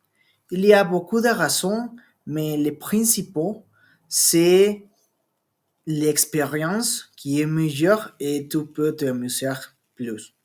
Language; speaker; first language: French; non-native, learner; Spanish